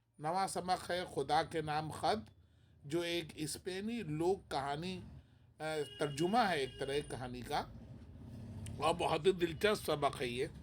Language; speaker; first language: Urdu; native; Urdu